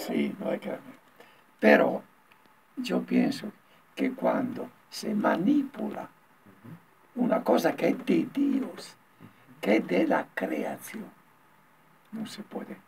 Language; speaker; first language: Spanish; non-native, learner; Italian